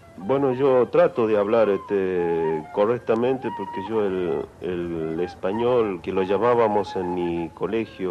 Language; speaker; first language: Spanish; non-native, local second language; Quechua